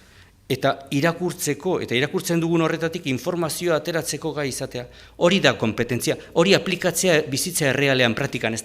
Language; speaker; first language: Basque; native; Basque